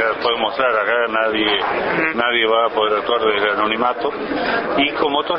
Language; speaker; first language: Spanish; native; Spanish